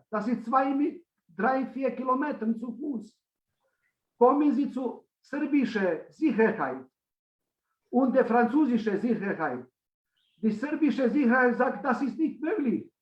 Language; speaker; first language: German; non-native, fluent; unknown